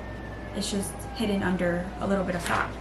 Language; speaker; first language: English; native; English